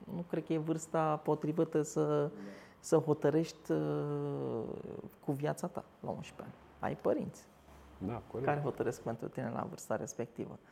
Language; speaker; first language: Romanian; early bilingual, other home language; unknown